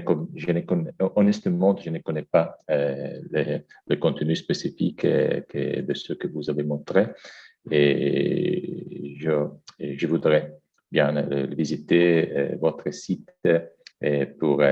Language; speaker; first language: French; non-native, fluent; Italian